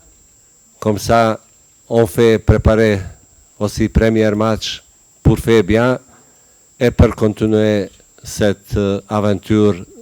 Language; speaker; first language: French; non-native, learner; Bosnian